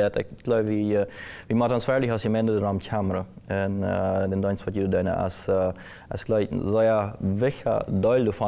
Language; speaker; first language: German; non-native, local second language; Plautdietsch